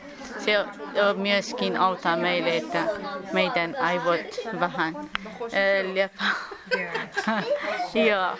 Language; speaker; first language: Finnish; non-native, learner; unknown